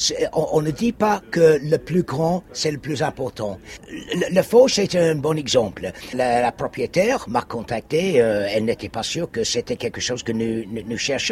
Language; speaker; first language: French; non-native, fluent; English